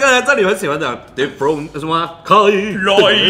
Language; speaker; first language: Chinese; native; Chinese